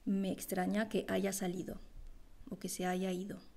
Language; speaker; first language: Spanish; non-native, fluent; French